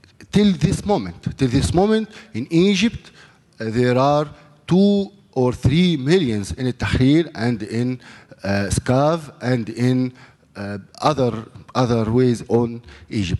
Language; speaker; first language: English; non-native, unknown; Arabic